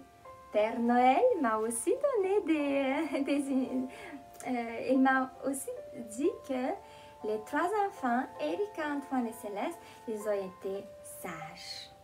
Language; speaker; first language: French; non-native, fluent; Romanian